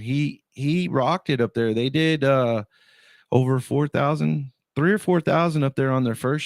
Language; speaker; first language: English; native; English